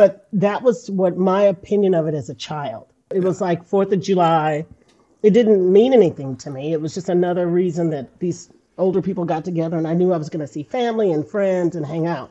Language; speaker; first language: English; native; English